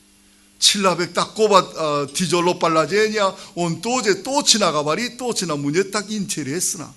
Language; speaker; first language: Russian; non-native, learner; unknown